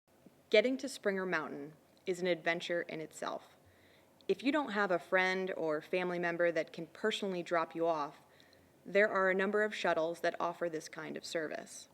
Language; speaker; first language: English; native; English